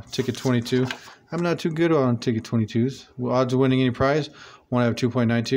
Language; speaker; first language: English; native; English